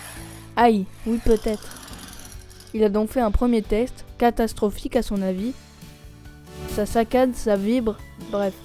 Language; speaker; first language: French; native; French